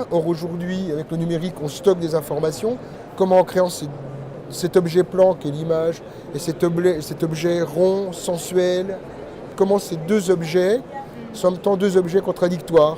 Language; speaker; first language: French; native; French